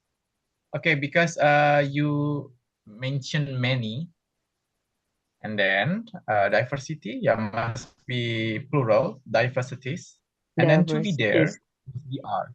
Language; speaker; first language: English; non-native, fluent; Indonesian